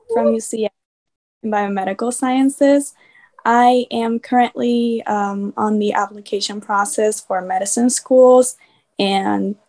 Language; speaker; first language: English; early bilingual, other home language; Spanish